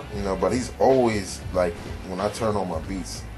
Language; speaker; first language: English; native; English